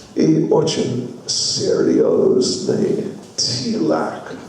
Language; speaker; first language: Russian; non-native, learner; English